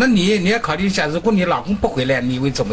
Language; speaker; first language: Chinese; native; Chinese